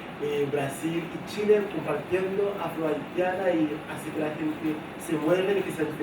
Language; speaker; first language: Spanish; non-native, fluent; Haitian Creole